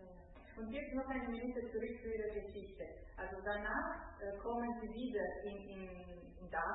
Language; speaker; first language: German; non-native, fluent; Italian